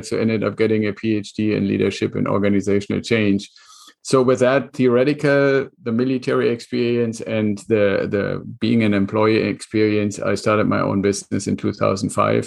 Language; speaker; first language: English; non-native, fluent; German